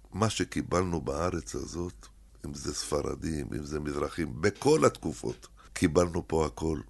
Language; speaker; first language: Hebrew; early bilingual, other home language; Arabic